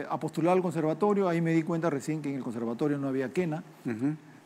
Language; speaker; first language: Spanish; native; Spanish